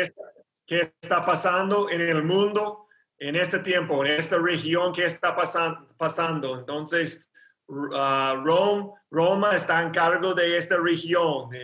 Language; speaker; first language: Spanish; non-native, learner; English